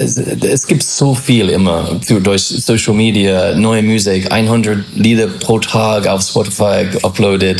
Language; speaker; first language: German; non-native, fluent; English